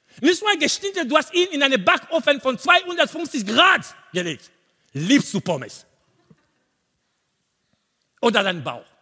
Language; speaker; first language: German; non-native, learner; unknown